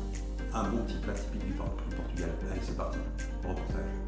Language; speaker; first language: French; native; French